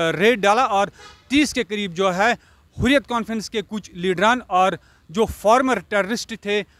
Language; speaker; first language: Hindi; non-native, local second language; Kashmiri